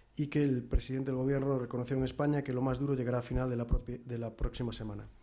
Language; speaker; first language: Spanish; native; Spanish